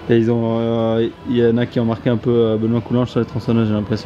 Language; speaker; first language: French; native; French